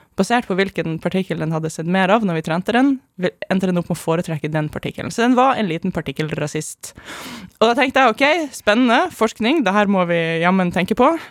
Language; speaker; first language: Norwegian; early bilingual, other home language; German